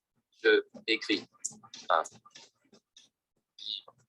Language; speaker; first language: French; non-native, learner; Vietnamese